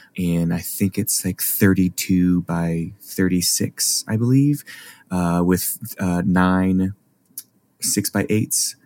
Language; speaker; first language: English; native; English